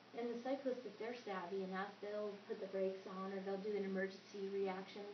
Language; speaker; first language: English; native; English